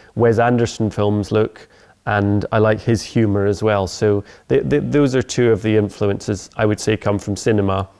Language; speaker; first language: English; native; English